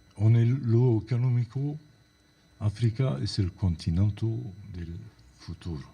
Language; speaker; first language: Spanish; non-native, fluent; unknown